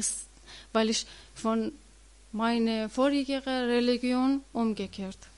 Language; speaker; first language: German; non-native, learner; Persian